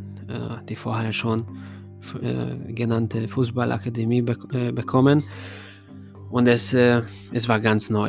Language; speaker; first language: German; non-native, fluent; Hungarian